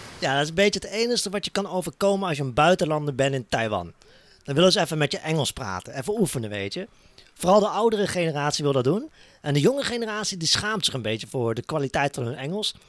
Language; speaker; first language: Dutch; native; Dutch